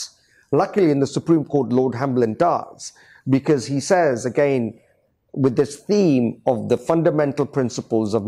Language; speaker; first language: English; native; English